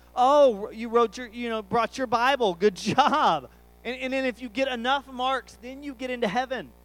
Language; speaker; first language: English; native; English